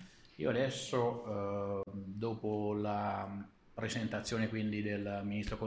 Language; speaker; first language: Italian; native; Italian